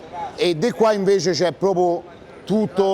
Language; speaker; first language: Italian; native; Italian